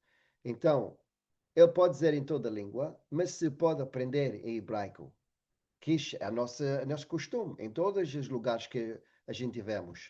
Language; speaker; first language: Portuguese; non-native, fluent; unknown